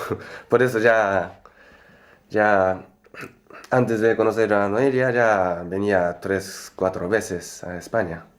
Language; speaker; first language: Spanish; non-native, learner; Japanese